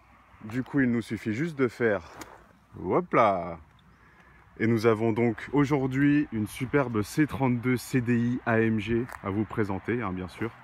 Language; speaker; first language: French; native; French